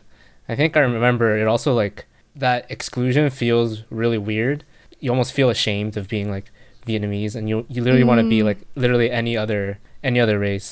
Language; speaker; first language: English; native; English